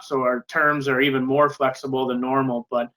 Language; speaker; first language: English; native; English